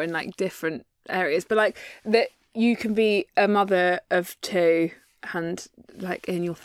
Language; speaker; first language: English; native; English